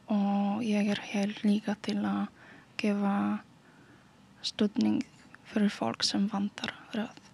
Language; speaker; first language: Icelandic; non-native, learner; Polish